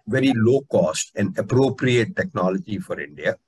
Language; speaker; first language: English; non-native, local second language; Hindi